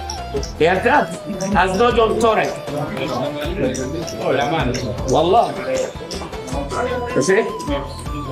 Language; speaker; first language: Hungarian; non-native, learner; Arabic